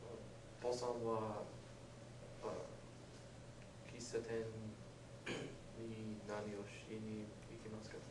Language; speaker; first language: Japanese; non-native, learner; English